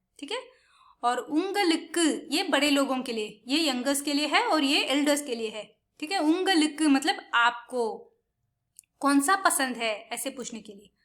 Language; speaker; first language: Hindi; non-native, local second language; Tamil